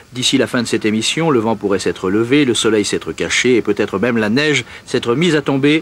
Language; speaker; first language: French; native; French